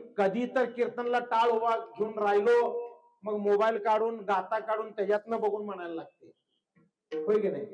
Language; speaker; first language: Marathi; non-native, local second language; Kannada